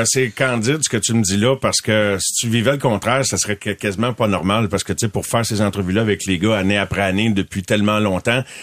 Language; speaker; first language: French; native; French